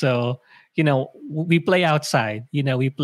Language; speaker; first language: English; non-native, local second language; Filipino